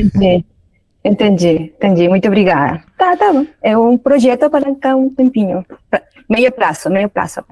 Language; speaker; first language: Portuguese; non-native, learner; Spanish